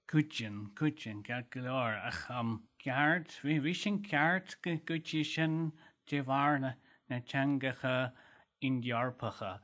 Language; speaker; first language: Irish; non-native, learner; German